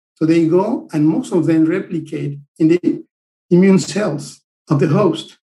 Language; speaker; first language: English; non-native, fluent; Spanish